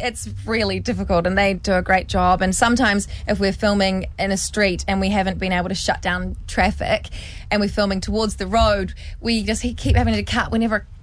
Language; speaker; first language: English; native; English